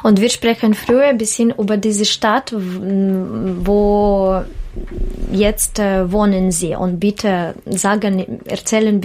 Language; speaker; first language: German; non-native, learner; Russian